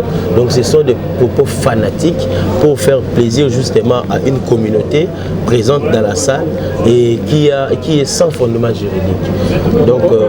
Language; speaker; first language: French; non-native, local second language; Lingala